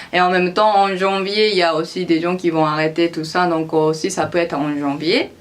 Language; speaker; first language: French; non-native, fluent; Japanese